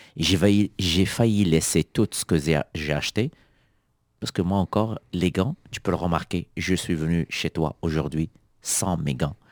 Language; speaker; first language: French; non-native, local second language; Arabic